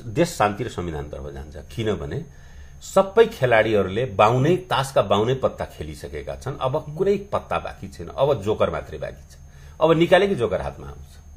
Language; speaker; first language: Nepali; non-native, local second language; Bhojpuri